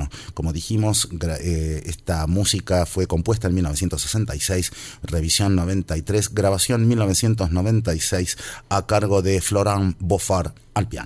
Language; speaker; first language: Spanish; native; Spanish